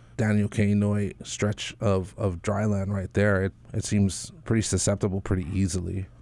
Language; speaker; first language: English; native; English